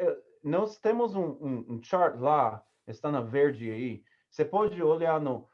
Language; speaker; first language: Portuguese; non-native, learner; English